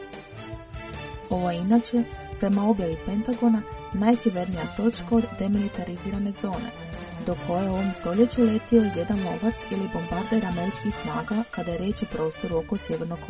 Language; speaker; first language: Croatian; native; Croatian